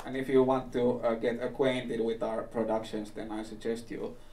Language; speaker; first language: English; non-native, fluent; Finnish